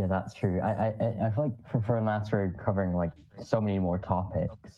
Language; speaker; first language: English; non-native, local second language; Cantonese